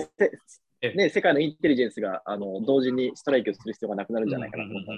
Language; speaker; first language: Japanese; native; Japanese